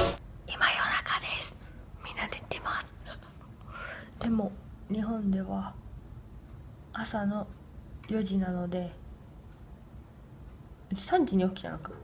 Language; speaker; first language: Japanese; early bilingual, other home language; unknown